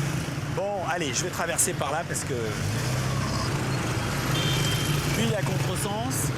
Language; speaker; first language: French; native; French